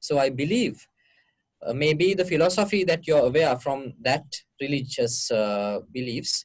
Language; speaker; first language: English; non-native, local second language; Sinhala